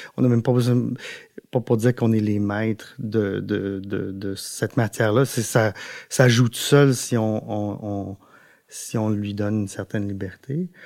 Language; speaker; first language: French; non-native, local second language; English